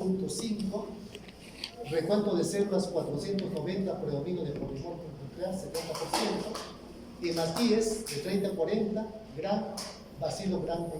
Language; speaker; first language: Spanish; native; Spanish